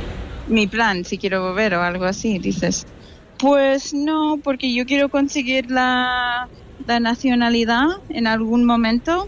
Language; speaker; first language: Spanish; non-native, fluent; English